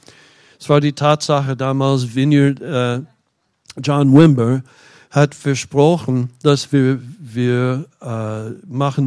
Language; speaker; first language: German; non-native, fluent; English